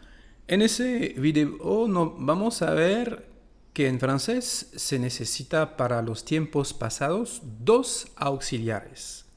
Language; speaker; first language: Spanish; non-native, fluent; French